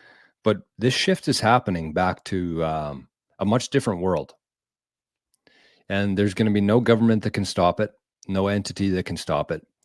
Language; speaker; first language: English; native; English